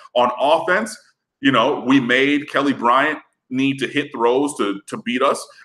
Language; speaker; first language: English; native; English